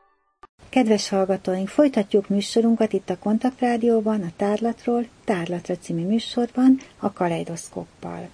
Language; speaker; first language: Hungarian; native; Hungarian